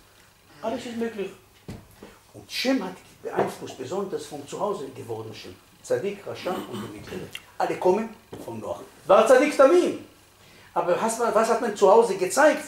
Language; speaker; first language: German; non-native, fluent; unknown